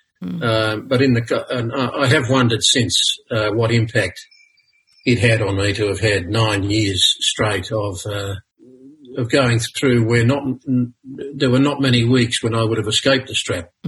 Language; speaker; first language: English; native; English